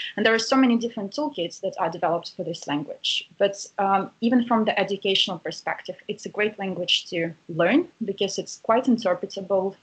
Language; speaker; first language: English; non-native, fluent; Russian